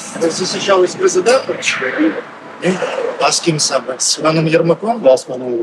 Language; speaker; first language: Ukrainian; non-native, learner; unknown